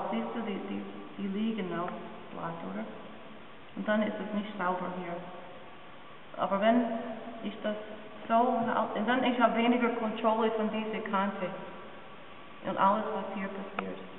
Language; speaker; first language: German; non-native, learner; English